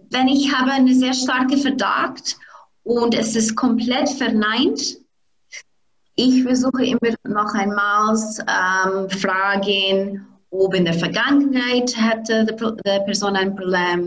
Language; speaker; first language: German; non-native, fluent; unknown